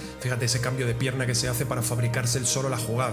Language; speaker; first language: Spanish; native; Spanish